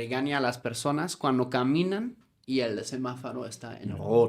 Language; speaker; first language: Spanish; non-native, fluent; German